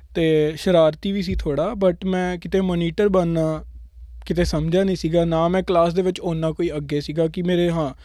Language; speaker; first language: Punjabi; native; Punjabi